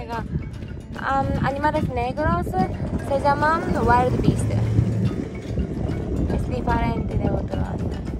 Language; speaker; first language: Spanish; non-native, learner; Japanese